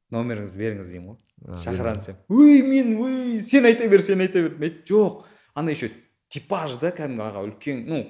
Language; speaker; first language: Kazakh; non-native, local second language; Uzbek